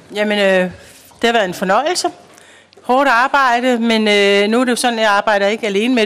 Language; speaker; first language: Danish; native; Danish